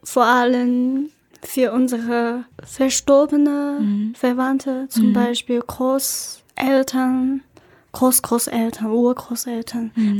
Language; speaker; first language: German; non-native, learner; Chinese